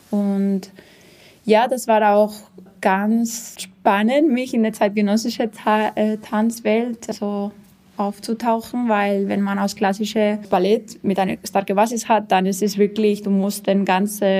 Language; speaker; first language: German; non-native, fluent; Spanish